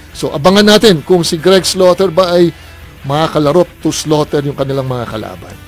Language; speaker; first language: Filipino; native; Filipino